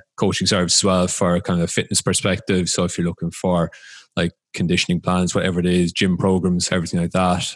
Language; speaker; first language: English; native; English